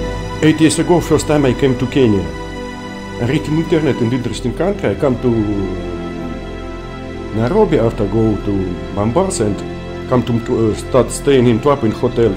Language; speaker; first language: English; non-native, learner; Russian